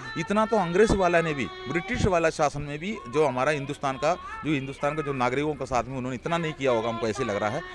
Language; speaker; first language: Hindi; non-native, local second language; Malayalam